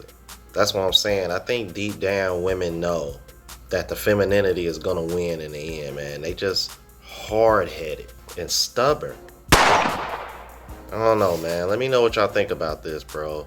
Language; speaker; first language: English; native; English